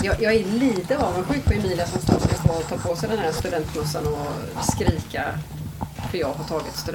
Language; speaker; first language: Swedish; native; Swedish